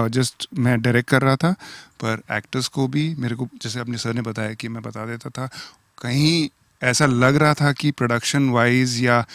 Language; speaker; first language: Hindi; native; Hindi